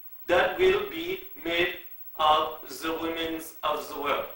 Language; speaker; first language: English; native; English